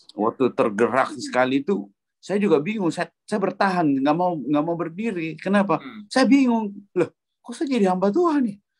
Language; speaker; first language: Indonesian; native; Indonesian